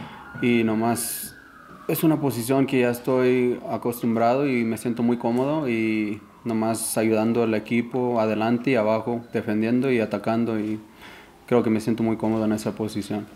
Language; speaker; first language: Spanish; early bilingual, heritage; Spanish